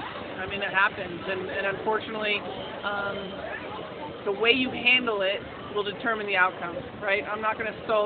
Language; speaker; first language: English; native; English